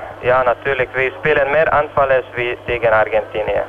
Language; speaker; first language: Dutch; non-native, learner; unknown